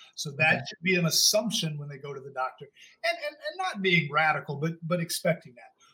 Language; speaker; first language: English; native; English